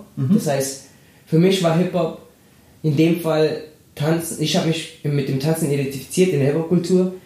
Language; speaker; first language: German; early bilingual, other home language; Spanish